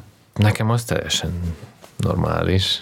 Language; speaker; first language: Hungarian; early bilingual, heritage; Russian